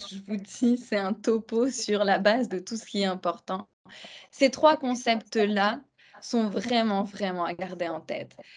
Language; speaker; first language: French; native; French